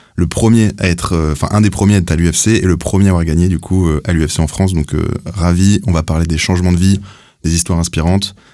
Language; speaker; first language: French; native; French